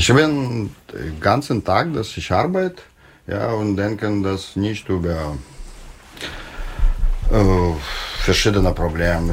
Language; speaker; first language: German; non-native, learner; Russian